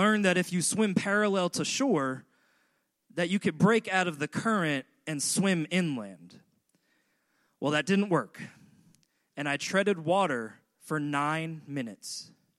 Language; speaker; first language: English; native; English